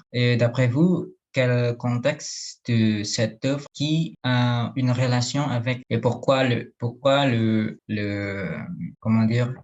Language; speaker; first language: French; non-native, learner; Indonesian